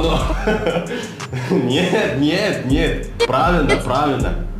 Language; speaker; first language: Russian; non-native, learner; Indonesian